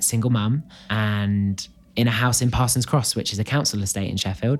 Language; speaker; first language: English; native; English